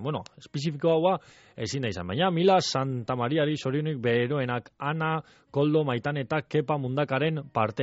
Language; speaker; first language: Basque; native; Basque